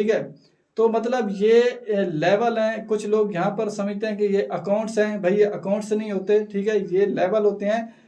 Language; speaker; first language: Urdu; native; Urdu